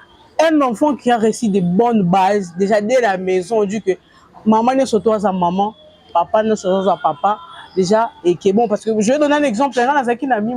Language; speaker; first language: French; non-native, local second language; Lingala